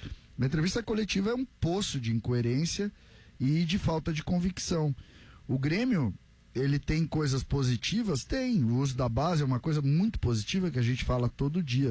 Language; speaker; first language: Portuguese; native; Portuguese